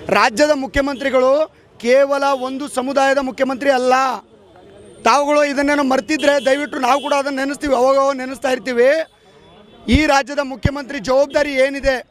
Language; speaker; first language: Kannada; non-native, local second language; Lambadi